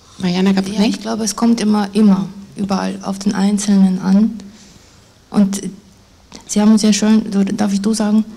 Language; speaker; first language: German; non-native, fluent; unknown